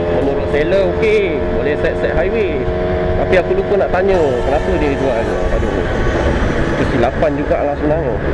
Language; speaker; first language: Malay; native; Malay